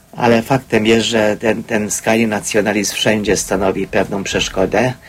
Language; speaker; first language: Polish; non-native, fluent; Hungarian